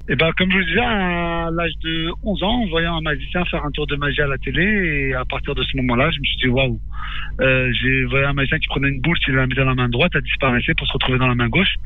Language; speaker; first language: French; native; French